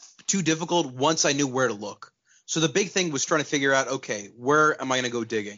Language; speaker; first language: English; non-native, local second language; Urdu